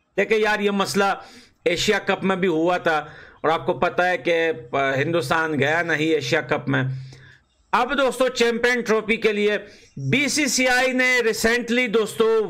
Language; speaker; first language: Urdu; native; Urdu